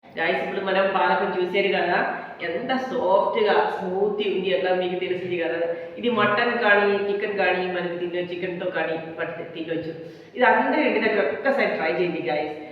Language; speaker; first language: Telugu; non-native, local second language; Malayalam